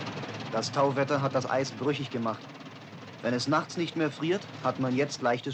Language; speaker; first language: German; native; German